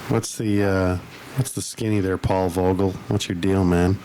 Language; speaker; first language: English; native; English